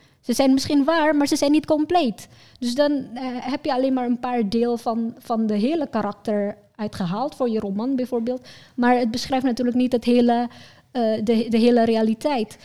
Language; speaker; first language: Dutch; non-native, fluent; Indonesian